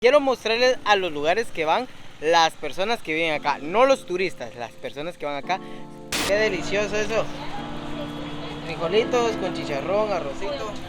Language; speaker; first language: Spanish; native; Spanish